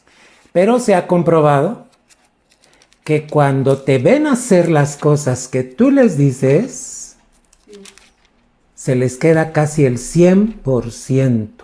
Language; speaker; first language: Spanish; native; Spanish